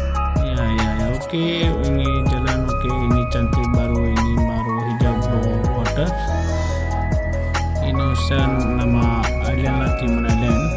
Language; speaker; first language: Indonesian; non-native, learner; Bangla